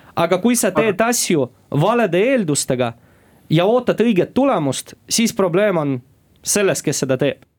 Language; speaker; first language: Estonian; non-native, local second language; Russian